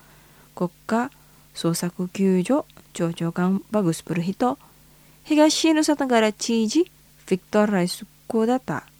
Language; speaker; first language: Japanese; non-native, fluent; Indonesian